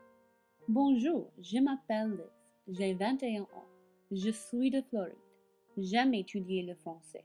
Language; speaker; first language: French; non-native, learner; English